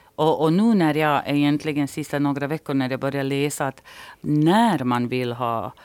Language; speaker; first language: Swedish; non-native, fluent; Bosnian